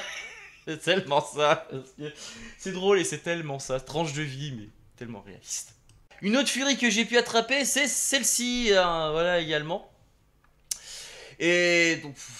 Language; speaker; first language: French; native; French